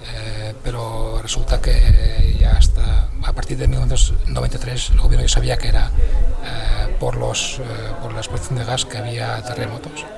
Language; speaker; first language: Spanish; non-native, fluent; Dutch